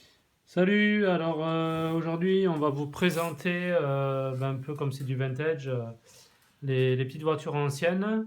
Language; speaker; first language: French; native; French